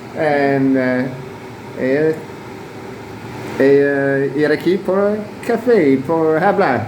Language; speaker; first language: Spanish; non-native, learner; English